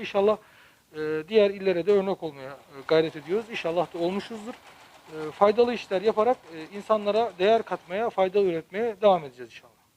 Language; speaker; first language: Turkish; native; Turkish